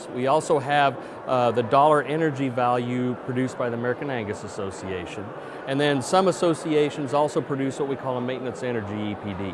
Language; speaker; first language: English; native; English